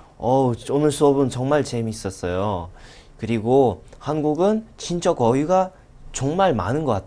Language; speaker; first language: Korean; non-native, fluent; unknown